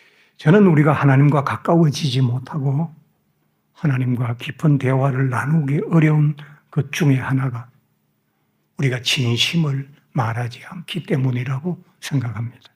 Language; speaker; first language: Korean; native; Korean